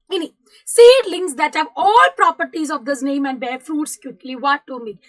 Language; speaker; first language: English; non-native, local second language; Malayalam